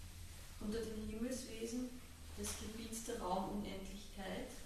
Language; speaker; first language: German; native; German